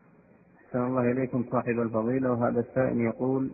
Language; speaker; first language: Arabic; native; Arabic